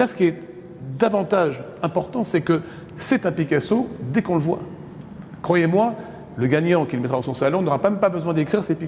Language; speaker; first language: French; native; French